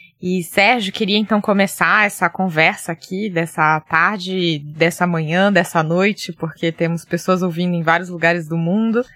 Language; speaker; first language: Portuguese; native; Portuguese